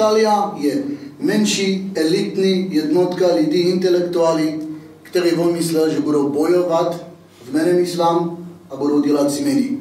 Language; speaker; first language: Czech; non-native, fluent; Hebrew